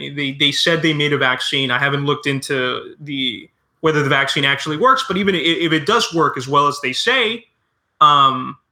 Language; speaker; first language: English; early bilingual, other home language; Spanish